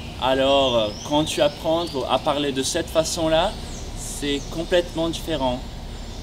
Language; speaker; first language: French; non-native, fluent; Portuguese